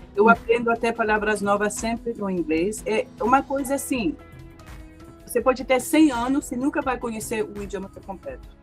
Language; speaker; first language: Portuguese; native; Portuguese